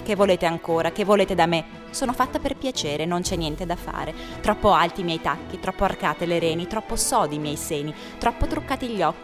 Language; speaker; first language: Italian; native; Italian